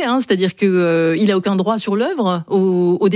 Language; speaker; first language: French; native; French